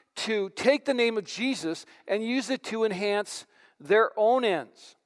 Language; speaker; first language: English; native; English